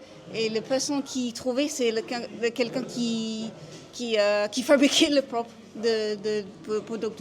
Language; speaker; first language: French; non-native, learner; English